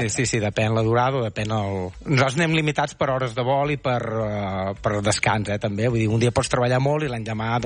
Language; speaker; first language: Catalan; native; Catalan